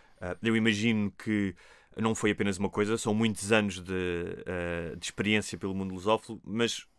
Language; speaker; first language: Portuguese; native; Portuguese